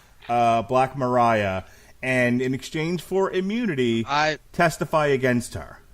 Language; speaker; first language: English; native; English